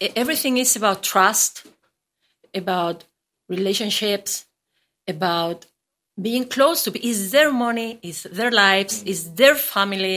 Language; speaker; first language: English; non-native, fluent; Spanish